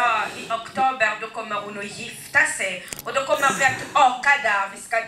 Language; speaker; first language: Swedish; non-native, fluent; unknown